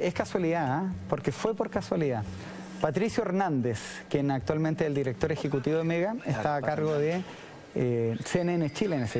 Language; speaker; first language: Spanish; native; Spanish